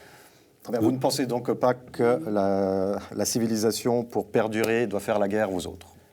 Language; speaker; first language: French; native; French